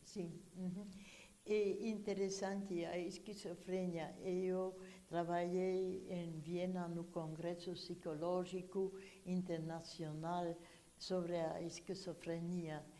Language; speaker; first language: Portuguese; non-native, fluent; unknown